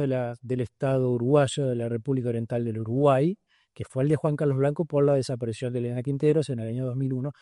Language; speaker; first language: Spanish; native; Spanish